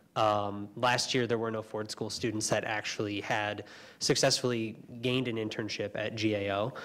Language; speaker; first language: English; native; English